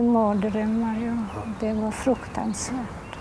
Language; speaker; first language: Swedish; non-native, fluent; Polish